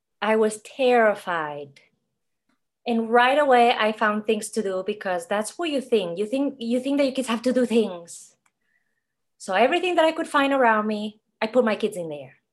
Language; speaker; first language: English; non-native, fluent; Catalan